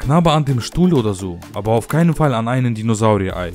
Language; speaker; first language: German; native; German